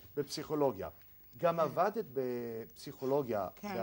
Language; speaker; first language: Hebrew; native; Hebrew